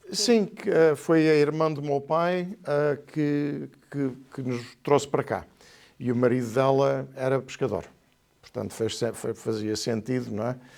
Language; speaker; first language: Portuguese; native; Portuguese